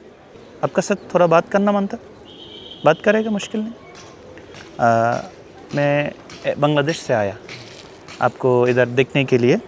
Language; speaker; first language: Hindi; non-native, learner; Bangla